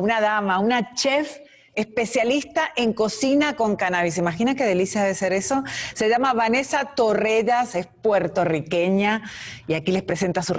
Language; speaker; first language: Spanish; native; Spanish